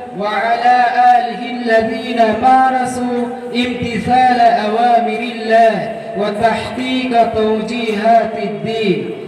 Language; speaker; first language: Arabic; non-native, learner; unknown